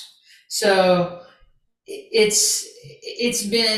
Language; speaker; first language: English; early bilingual, other home language; Greek